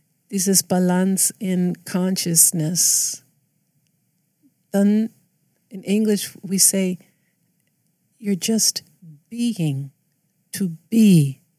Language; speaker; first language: English; native; English